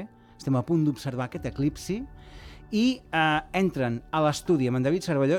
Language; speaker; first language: Catalan; native; Catalan